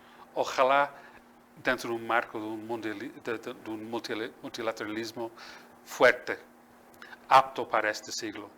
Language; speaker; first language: Spanish; non-native, fluent; English